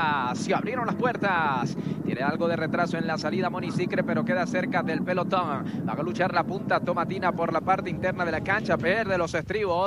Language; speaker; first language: Spanish; native; Spanish